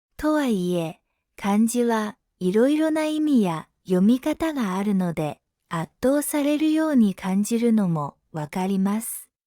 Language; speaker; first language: Japanese; native; Japanese